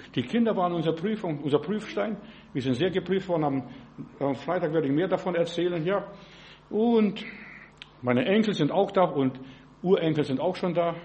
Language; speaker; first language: German; non-native, fluent; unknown